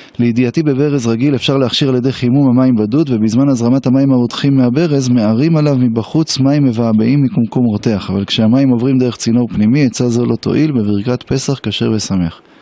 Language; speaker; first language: Hebrew; native; Hebrew